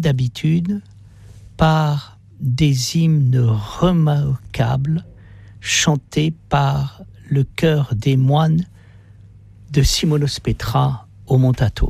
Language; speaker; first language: French; native; French